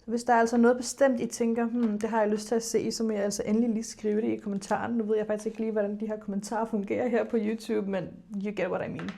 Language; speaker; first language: Danish; early bilingual, other home language; Arabic